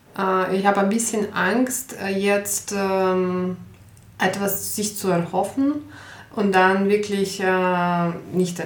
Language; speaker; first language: German; non-native, fluent; Ukrainian